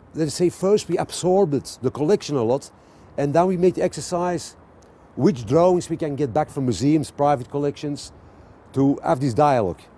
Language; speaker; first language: English; non-native, fluent; Dutch